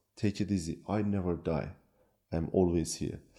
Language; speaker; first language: English; non-native, fluent; Kurdish